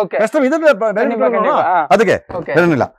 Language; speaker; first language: Tamil; non-native, local second language; Kannada